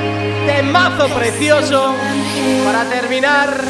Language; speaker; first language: Spanish; native; Spanish